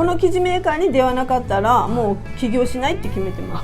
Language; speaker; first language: Japanese; native; Japanese